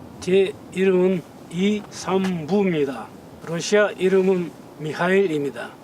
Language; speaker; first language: Korean; non-native, learner; Russian